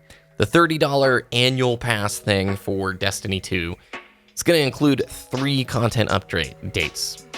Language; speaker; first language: English; native; English